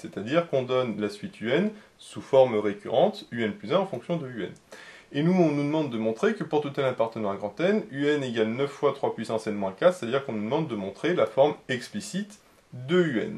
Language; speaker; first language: French; native; French